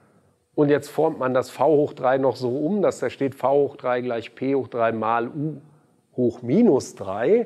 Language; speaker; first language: German; native; German